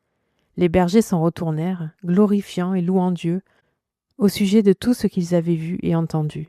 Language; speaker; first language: French; native; French